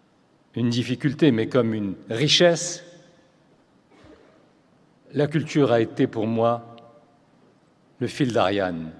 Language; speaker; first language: French; non-native, local second language; Arabic